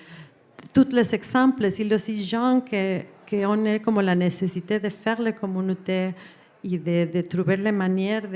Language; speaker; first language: French; non-native, fluent; Spanish